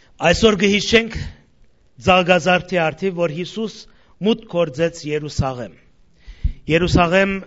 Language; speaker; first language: Armenian; early bilingual, heritage; Armenian